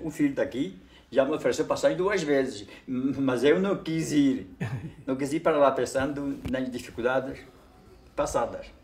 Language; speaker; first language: Portuguese; non-native, local second language; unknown